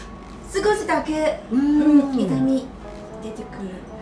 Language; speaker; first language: Japanese; non-native, learner; Chinese